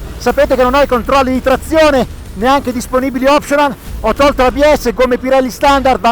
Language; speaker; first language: Italian; native; Italian